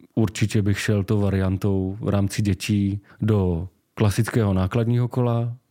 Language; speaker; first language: Czech; native; Czech